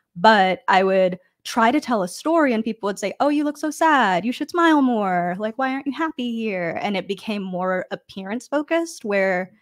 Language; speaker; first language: English; native; English